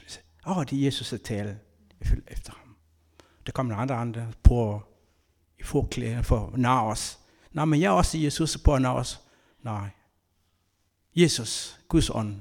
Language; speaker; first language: Danish; non-native, learner; Kabuverdianu